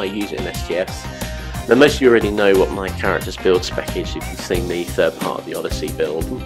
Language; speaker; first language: English; native; English